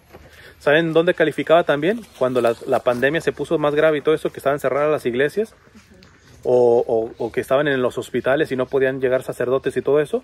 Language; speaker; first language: Spanish; native; Spanish